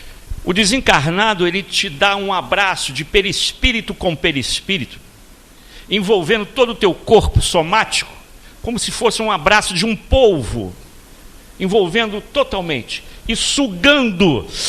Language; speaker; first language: Portuguese; native; Portuguese